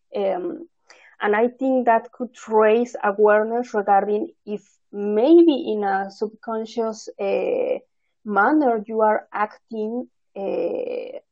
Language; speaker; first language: English; non-native, fluent; Spanish